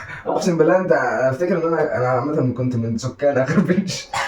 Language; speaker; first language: Arabic; native; Arabic